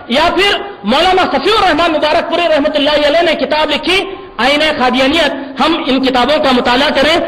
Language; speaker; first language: Urdu; native; Urdu